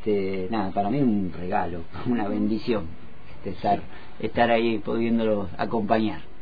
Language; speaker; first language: Spanish; native; Spanish